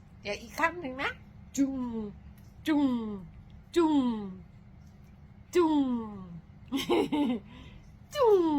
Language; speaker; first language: Thai; native; Thai